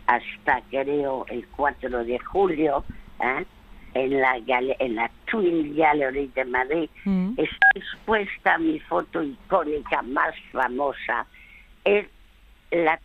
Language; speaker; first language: Spanish; early bilingual, other home language; French